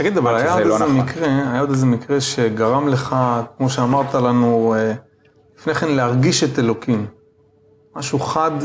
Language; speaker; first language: Hebrew; native; Hebrew